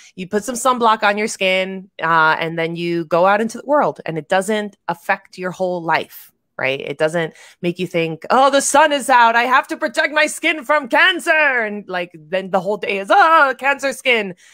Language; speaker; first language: English; native; English